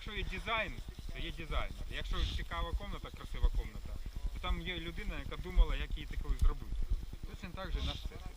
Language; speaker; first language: Ukrainian; non-native, local second language; Russian